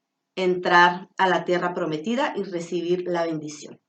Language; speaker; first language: Spanish; native; Spanish